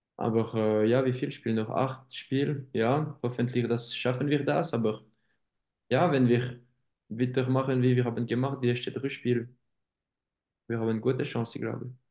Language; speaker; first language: German; non-native, local second language; French